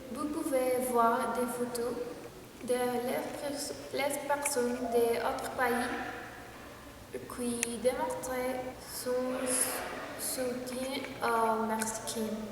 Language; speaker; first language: French; non-native, learner; Spanish